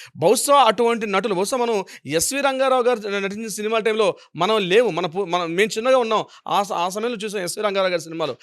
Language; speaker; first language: Telugu; native; Telugu